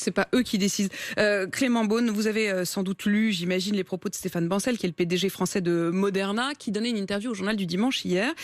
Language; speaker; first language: French; native; French